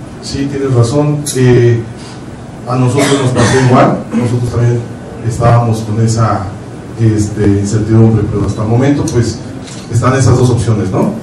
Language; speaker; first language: Spanish; native; Spanish